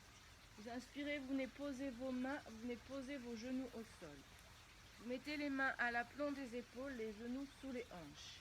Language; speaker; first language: French; native; French